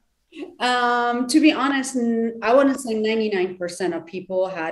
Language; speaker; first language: English; non-native, fluent; Persian